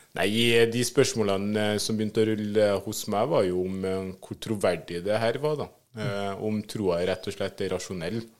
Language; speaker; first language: Norwegian; early bilingual, other home language; Swahili